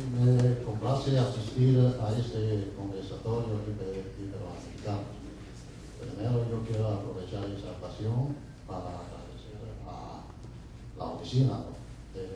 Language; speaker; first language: Spanish; non-native, fluent; Chinese